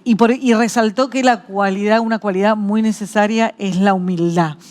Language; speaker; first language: Spanish; native; Spanish